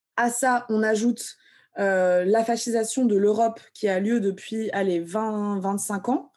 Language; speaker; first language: French; early bilingual, other home language; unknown